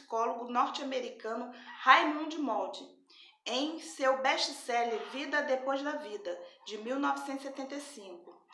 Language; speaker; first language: Portuguese; native; Portuguese